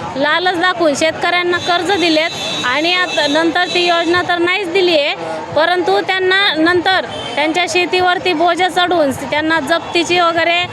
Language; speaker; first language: Marathi; native; Marathi